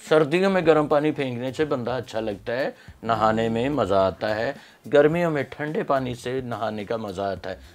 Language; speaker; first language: Urdu; non-native, local second language; Punjabi